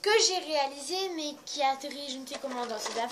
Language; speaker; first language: French; native; French